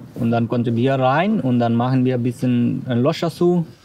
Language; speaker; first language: German; non-native, learner; Bangla